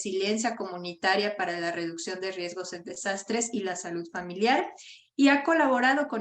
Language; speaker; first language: Spanish; native; Spanish